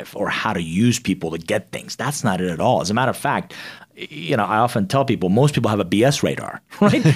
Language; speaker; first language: English; non-native, fluent; Persian